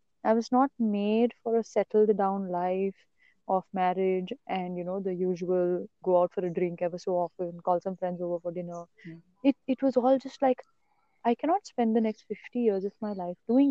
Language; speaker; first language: English; non-native, local second language; Marathi